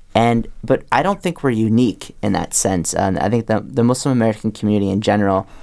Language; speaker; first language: English; native; English